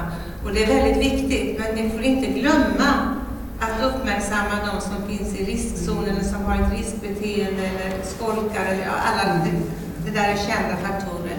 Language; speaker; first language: Swedish; native; Swedish